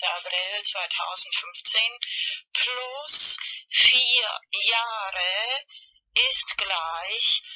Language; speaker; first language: German; non-native, learner; Spanish